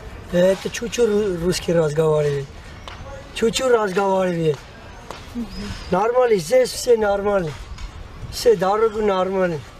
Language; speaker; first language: Russian; non-native, learner; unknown